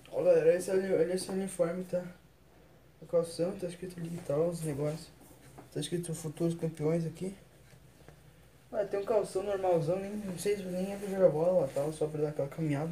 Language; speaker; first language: Portuguese; native; Portuguese